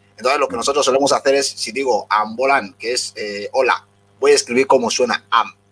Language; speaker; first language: Spanish; non-native, local second language; Fang